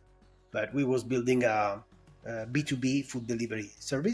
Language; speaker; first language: English; non-native, fluent; Italian